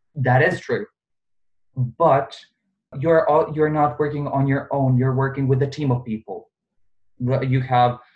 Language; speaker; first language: English; non-native, fluent; Bosnian